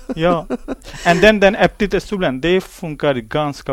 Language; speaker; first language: Swedish; non-native, learner; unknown